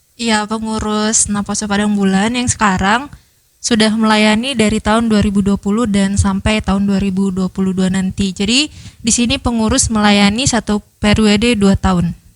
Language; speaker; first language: Indonesian; native; Indonesian